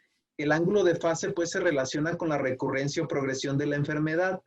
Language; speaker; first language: Spanish; native; Spanish